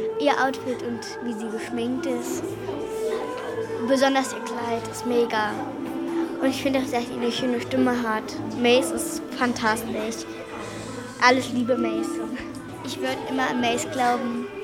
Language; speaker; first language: German; early bilingual, other home language; Arabic